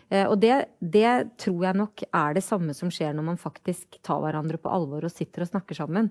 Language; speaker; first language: Norwegian; native; Norwegian